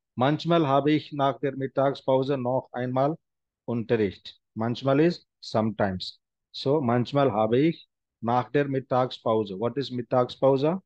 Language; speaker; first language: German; non-native, fluent; Hindi